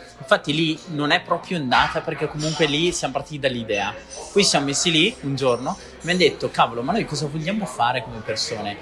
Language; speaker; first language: Italian; early bilingual, other home language; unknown